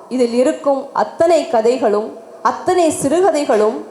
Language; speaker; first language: Tamil; native; Tamil